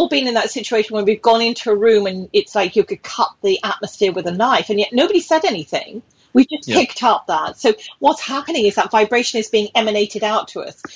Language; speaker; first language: English; native; English